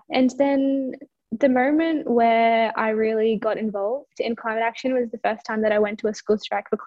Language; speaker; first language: English; early bilingual, other home language; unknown